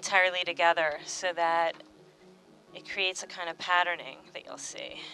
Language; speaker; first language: English; native; English